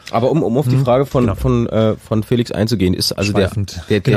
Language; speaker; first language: German; native; German